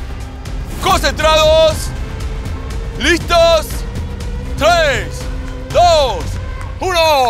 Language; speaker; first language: Spanish; native; Spanish